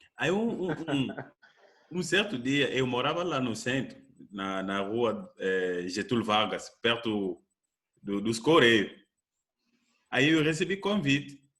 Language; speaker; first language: Portuguese; non-native, fluent; French